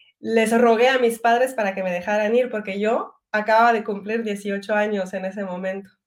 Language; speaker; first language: Spanish; non-native, fluent; French